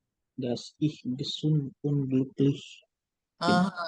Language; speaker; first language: German; non-native, learner; Indonesian